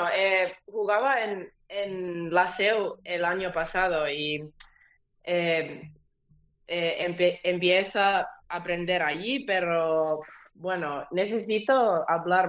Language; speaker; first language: Spanish; non-native, learner; Finnish